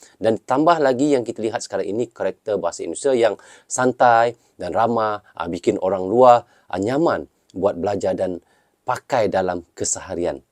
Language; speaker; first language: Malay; native; Malay